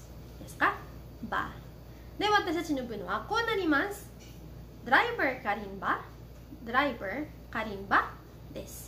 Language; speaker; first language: Japanese; non-native, fluent; Filipino